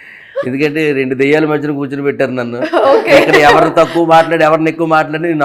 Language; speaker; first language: Telugu; native; Telugu